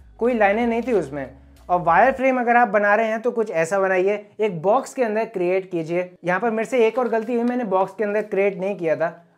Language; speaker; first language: Hindi; native; Hindi